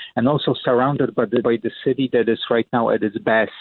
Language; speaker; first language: English; non-native, fluent; Polish